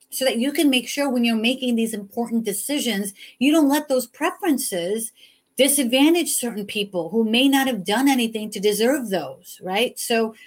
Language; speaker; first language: English; early bilingual, other home language; Hindi